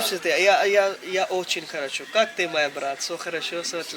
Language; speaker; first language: Russian; non-native, learner; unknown